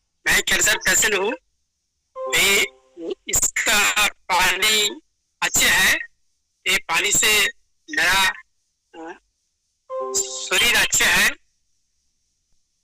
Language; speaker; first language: Hindi; non-native, local second language; Bangla